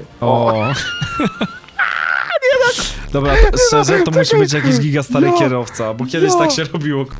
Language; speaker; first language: Polish; native; Polish